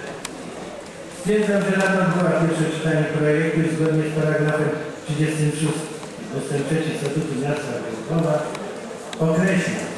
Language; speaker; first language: Polish; native; Polish